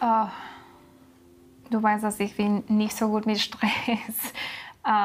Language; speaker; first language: German; non-native, learner; Spanish